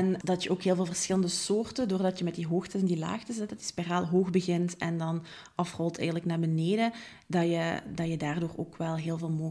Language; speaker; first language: Dutch; native; Dutch